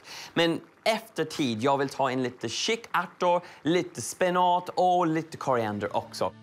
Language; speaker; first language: Swedish; non-native, learner; English